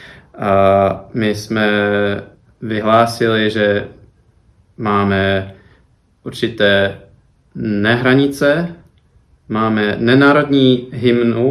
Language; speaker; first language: Czech; non-native, fluent; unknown